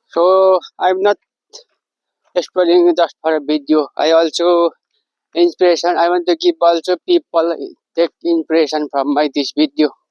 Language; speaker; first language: English; non-native, learner; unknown